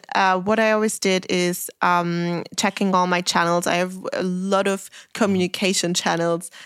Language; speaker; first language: English; non-native, fluent; German